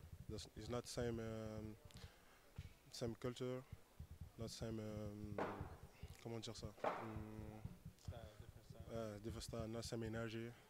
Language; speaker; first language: English; non-native, learner; French